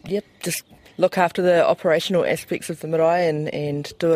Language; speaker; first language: English; native; English